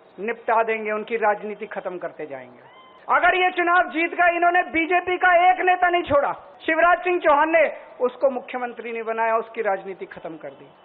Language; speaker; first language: Hindi; native; Hindi